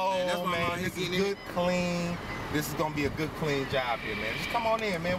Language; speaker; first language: English; native; English